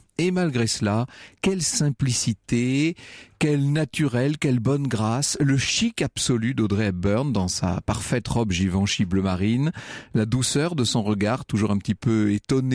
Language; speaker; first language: French; native; French